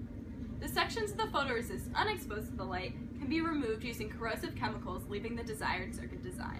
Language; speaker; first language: English; native; English